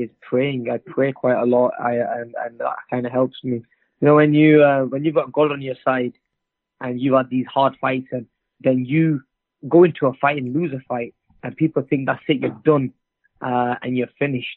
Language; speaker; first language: English; native; English